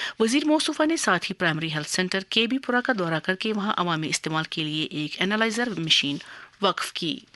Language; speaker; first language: Urdu; non-native, local second language; Kashmiri